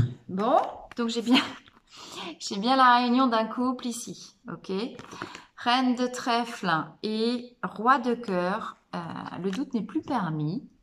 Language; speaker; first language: French; native; French